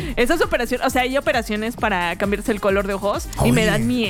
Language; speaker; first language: Spanish; native; Spanish